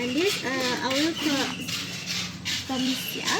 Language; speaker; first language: English; non-native, local second language; Indonesian